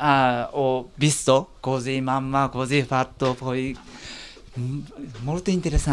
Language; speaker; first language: Italian; non-native, learner; Japanese